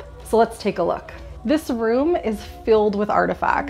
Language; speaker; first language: English; native; English